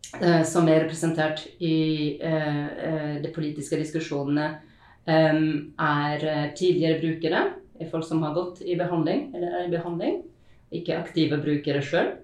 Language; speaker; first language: Norwegian; non-native, fluent; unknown